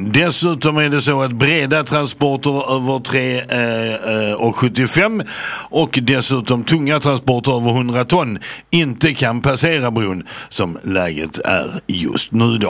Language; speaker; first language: Swedish; native; Swedish